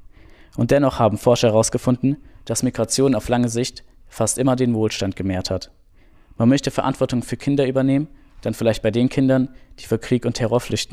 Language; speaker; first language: German; native; German